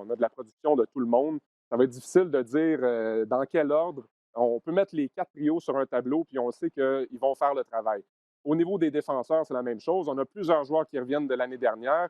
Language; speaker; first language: French; native; French